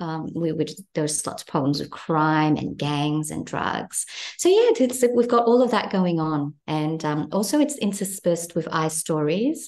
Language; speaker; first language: English; native; English